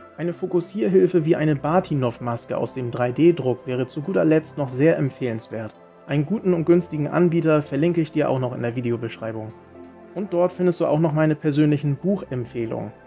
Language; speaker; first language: German; native; German